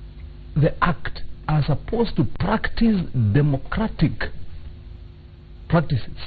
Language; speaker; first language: English; non-native, local second language; Kikuyu